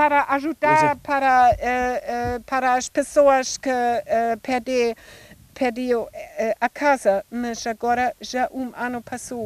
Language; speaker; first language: Portuguese; non-native, learner; German